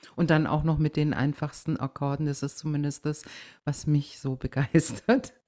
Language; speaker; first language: German; native; German